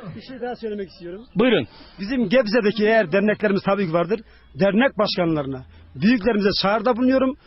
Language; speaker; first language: Turkish; native; Turkish